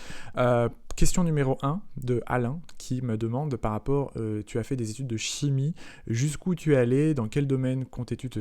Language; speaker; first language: French; native; French